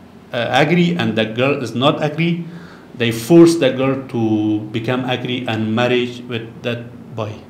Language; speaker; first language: English; non-native, learner; Persian